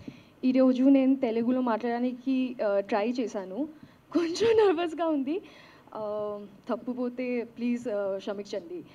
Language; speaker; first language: Telugu; non-native, learner; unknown